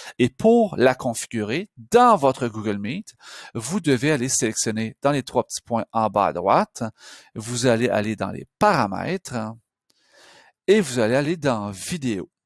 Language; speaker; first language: French; native; French